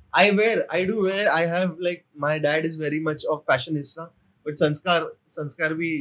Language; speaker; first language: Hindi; non-native, local second language; Marathi